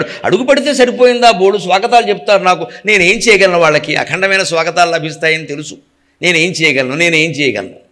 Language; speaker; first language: Telugu; native; Telugu